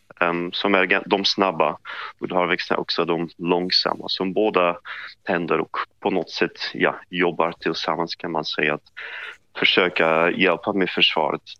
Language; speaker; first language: Swedish; non-native, fluent; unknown